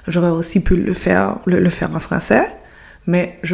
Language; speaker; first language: French; non-native, local second language; Haitian Creole